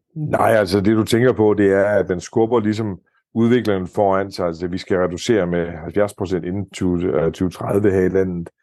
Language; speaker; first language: Danish; native; Danish